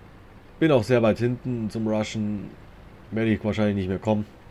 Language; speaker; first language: German; native; German